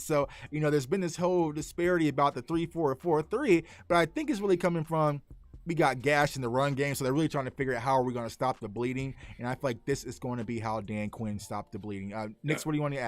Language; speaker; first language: English; native; English